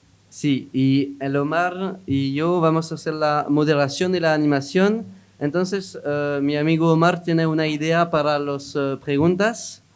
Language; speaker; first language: Spanish; non-native, learner; French